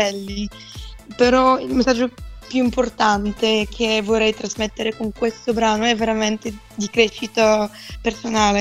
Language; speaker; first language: Italian; non-native, fluent; Bulgarian